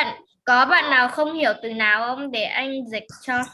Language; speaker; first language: Vietnamese; native; Vietnamese